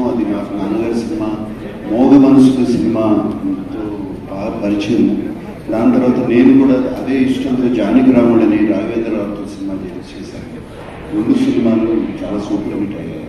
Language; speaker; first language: Telugu; native; Telugu